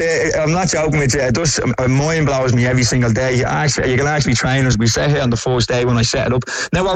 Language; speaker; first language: English; native; English